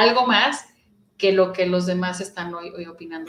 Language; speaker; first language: Spanish; native; Spanish